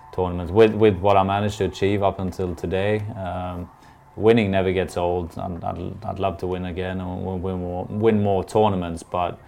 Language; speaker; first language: English; non-native, fluent; Swedish